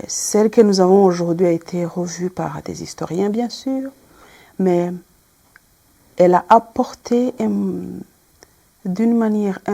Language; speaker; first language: French; non-native, local second language; Kinyarwanda